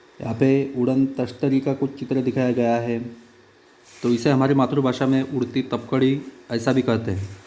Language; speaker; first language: Hindi; non-native, local second language; Marathi